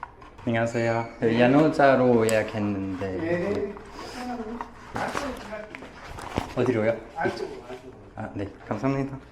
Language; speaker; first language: Korean; non-native, learner; English